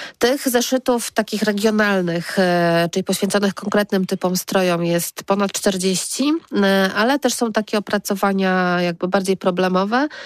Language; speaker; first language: Polish; native; Polish